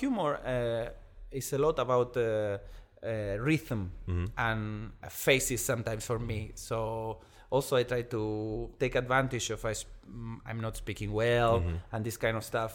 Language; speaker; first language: English; non-native, learner; Spanish